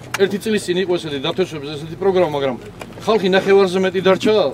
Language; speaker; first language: Georgian; native; Georgian